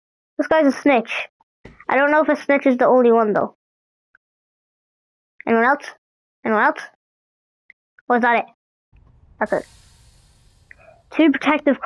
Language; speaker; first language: English; native; English